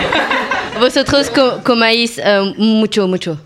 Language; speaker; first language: Spanish; non-native, learner; French